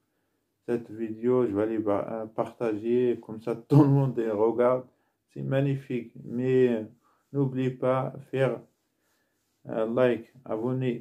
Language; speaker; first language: French; non-native, fluent; Arabic